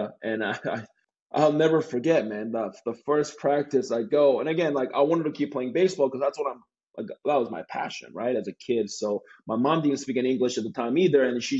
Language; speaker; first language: English; non-native, fluent; Korean